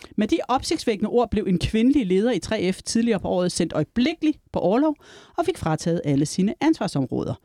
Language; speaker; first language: Danish; native; Danish